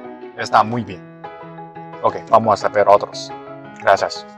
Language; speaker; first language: Spanish; non-native, learner; Chinese